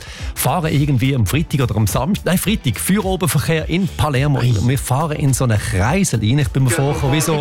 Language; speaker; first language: German; native; German